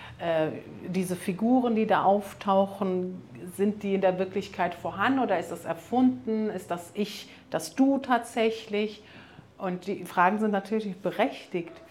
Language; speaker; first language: German; early bilingual, other home language; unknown